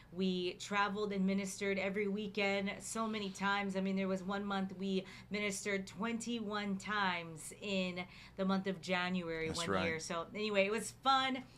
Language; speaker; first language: English; native; English